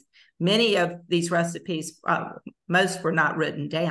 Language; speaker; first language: English; native; English